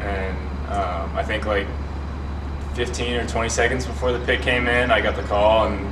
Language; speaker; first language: English; native; English